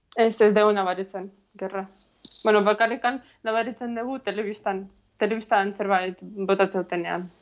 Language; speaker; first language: Basque; non-native, fluent; Ukrainian